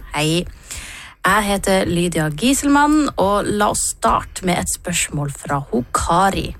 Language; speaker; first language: Norwegian; native; Norwegian